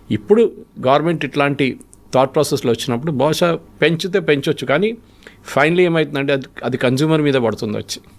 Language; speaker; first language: Telugu; non-native, fluent; Malayalam